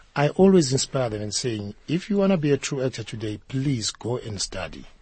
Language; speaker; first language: English; non-native, local second language; Zulu